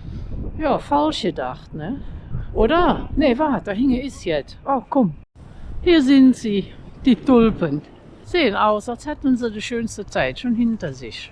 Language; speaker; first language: German; native; German